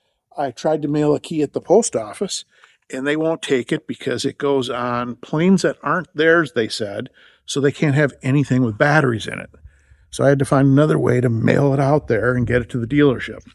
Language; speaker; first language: English; native; English